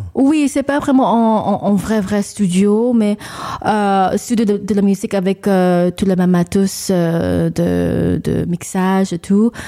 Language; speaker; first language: French; non-native, learner; English